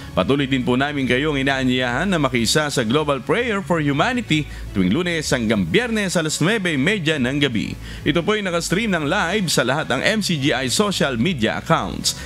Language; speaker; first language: Filipino; native; Filipino